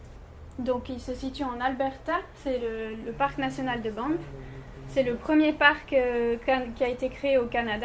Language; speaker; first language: French; native; French